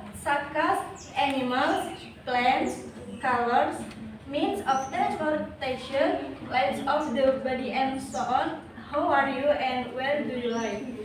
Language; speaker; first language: English; non-native, learner; Indonesian